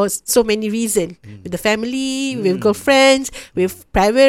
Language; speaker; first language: English; non-native, local second language; Malay